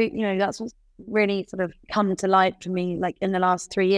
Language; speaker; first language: English; native; English